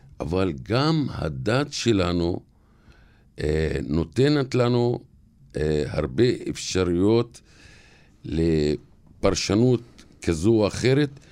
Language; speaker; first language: Hebrew; non-native, local second language; Arabic